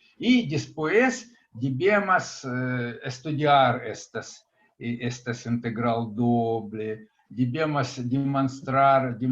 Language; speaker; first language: Spanish; non-native, fluent; Russian